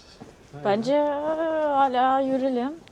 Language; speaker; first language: Turkish; non-native, learner; Russian